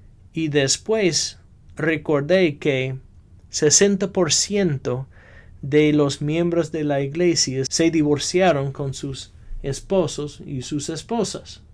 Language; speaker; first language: Spanish; non-native, fluent; English